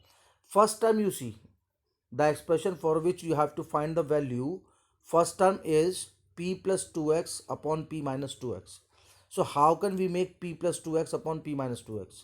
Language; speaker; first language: English; non-native, local second language; Hindi